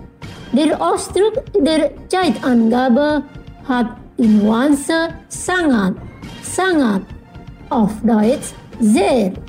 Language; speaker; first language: German; non-native, fluent; Indonesian